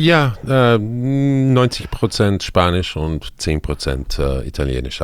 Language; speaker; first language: German; non-native, fluent; Croatian